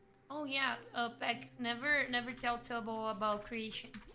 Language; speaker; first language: English; non-native, fluent; Portuguese